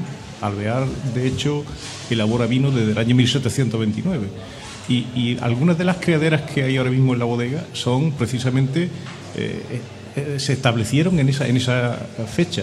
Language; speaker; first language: Spanish; native; Spanish